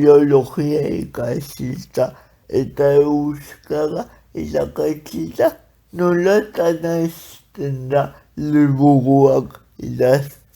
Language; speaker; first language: Basque; non-native, learner; Spanish